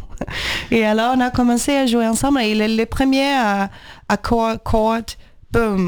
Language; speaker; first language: French; non-native, learner; Portuguese